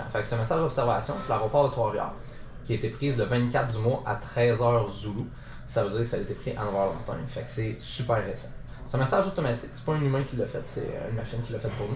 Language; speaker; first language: French; native; French